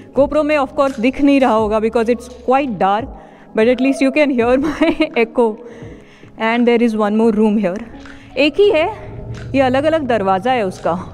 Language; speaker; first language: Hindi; non-native, local second language; Marathi